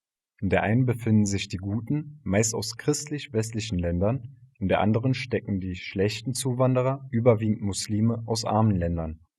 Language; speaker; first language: German; native; German